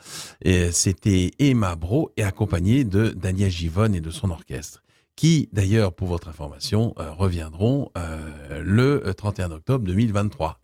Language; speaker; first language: French; native; French